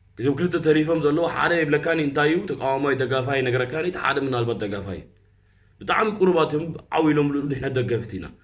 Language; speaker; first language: Tigrinya; early bilingual, heritage; Tigrinya